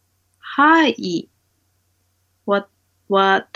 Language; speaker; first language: Japanese; non-native, learner; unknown